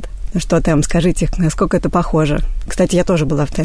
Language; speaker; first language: Russian; native; Russian